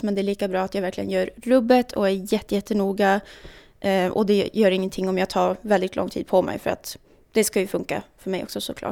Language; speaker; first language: Swedish; native; Swedish